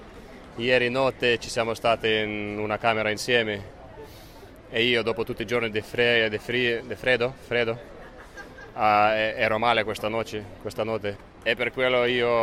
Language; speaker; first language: Italian; non-native, fluent; Lithuanian